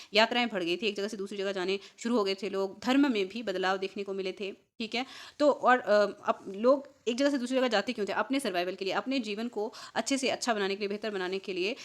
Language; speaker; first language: Hindi; native; Hindi